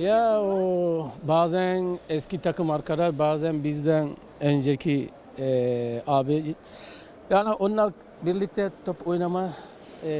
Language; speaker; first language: Turkish; non-native, learner; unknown